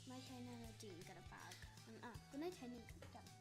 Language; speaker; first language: Welsh; non-native, local second language; English